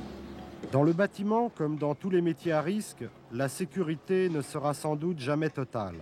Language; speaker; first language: French; native; French